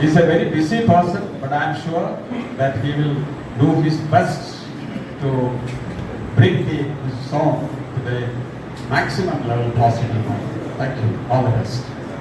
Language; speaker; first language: English; non-native, local second language; Malayalam